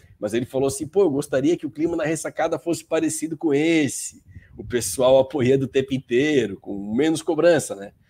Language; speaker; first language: Portuguese; native; Portuguese